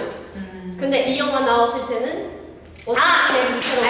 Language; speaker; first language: Korean; non-native, learner; Portuguese